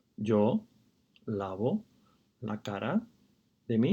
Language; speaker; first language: Spanish; non-native, fluent; English